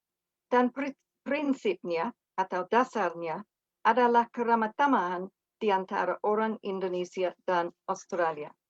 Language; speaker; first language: Indonesian; non-native, fluent; English